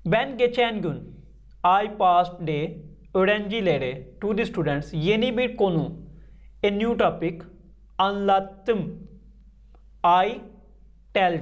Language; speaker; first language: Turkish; non-native, learner; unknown